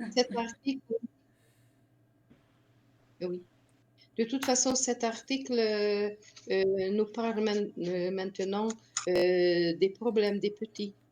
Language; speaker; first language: French; non-native, fluent; Hungarian